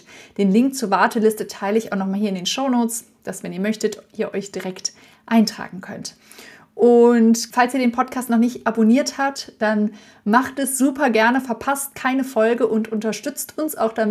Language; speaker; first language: German; native; German